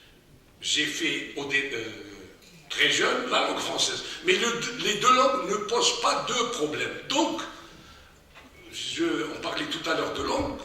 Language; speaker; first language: French; non-native, local second language; Arabic